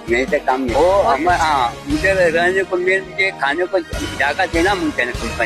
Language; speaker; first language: Hindi; non-native, local second language; Konkani